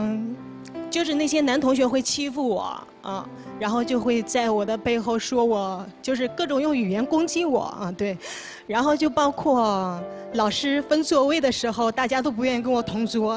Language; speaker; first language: Chinese; native; Chinese